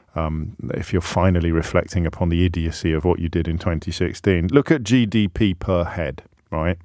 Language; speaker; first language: English; native; English